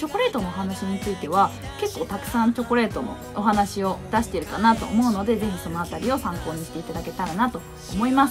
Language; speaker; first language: Japanese; native; Japanese